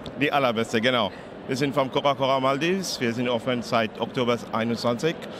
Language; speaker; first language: German; non-native, learner; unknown